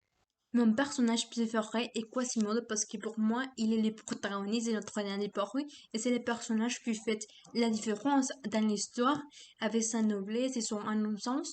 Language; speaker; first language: French; non-native, learner; Spanish